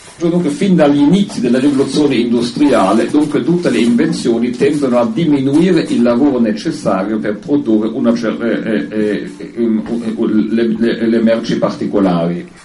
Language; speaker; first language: Italian; non-native, fluent; German